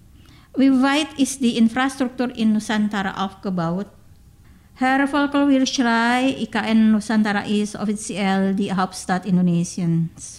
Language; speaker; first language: German; non-native, fluent; Indonesian